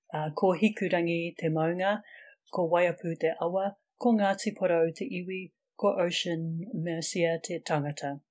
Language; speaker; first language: English; native; English